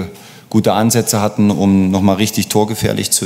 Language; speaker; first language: German; native; German